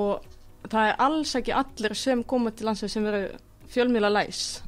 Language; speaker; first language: Icelandic; non-native, fluent; Russian